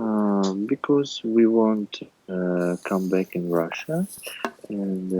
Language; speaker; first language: English; non-native, learner; Russian